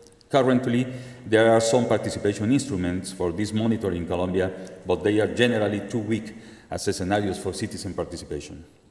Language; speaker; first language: English; non-native, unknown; Spanish